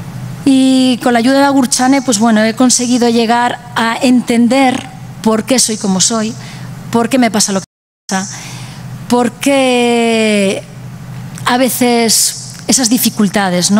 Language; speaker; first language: Spanish; native; Spanish